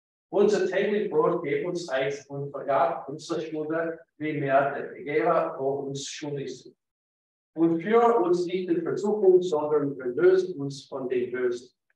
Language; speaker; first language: German; non-native, fluent; English